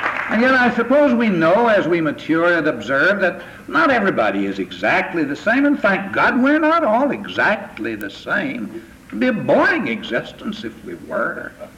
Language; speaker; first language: English; native; English